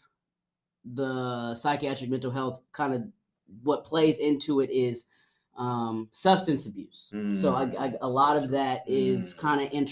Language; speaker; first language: English; native; English